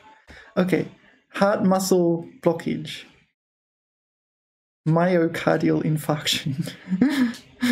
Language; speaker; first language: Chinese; non-native, learner; English